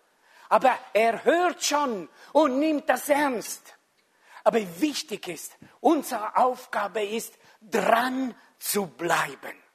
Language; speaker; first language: German; non-native, fluent; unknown